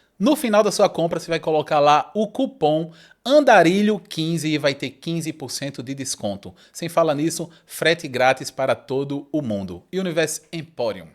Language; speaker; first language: Portuguese; native; Portuguese